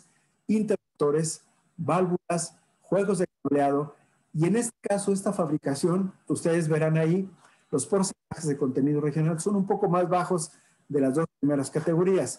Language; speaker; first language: Spanish; native; Spanish